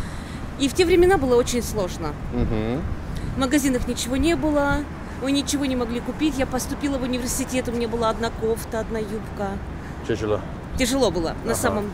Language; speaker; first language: Russian; native; Russian